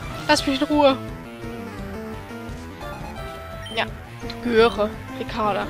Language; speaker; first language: German; native; German